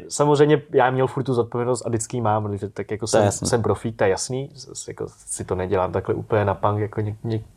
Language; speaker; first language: Czech; native; Czech